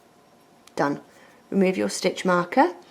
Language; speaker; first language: English; native; English